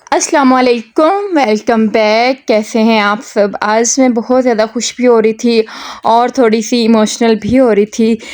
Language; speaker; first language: Urdu; non-native, local second language; Punjabi